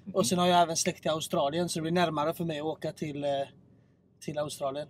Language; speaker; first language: Swedish; native; Swedish